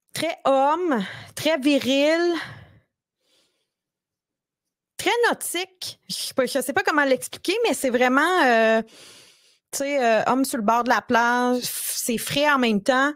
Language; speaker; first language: French; native; French